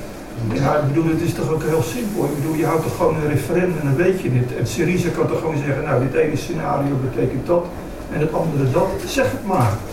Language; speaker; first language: Dutch; native; Dutch